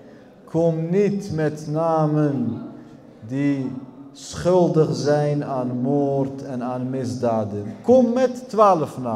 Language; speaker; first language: Dutch; early bilingual, other home language; Arabic